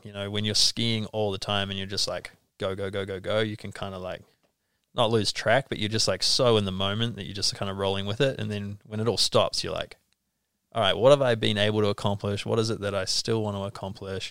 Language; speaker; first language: English; native; English